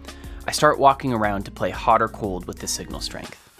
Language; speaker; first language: English; native; English